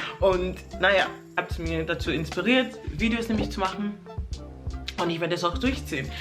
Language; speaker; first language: German; early bilingual, other home language; English